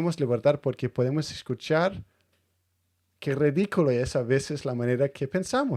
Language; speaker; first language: Spanish; non-native, fluent; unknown